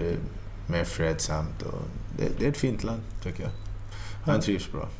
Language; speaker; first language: Swedish; early bilingual, heritage; Swedish